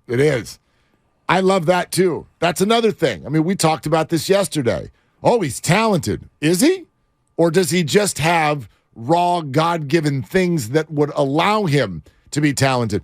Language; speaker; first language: English; native; English